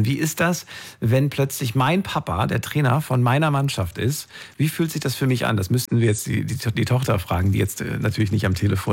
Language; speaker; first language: German; native; German